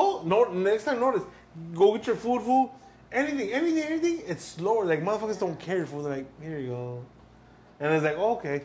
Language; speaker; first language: English; early bilingual, other home language; Spanish